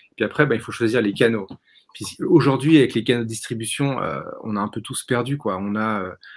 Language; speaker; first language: French; native; French